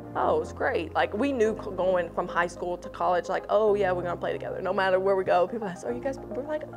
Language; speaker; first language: English; native; English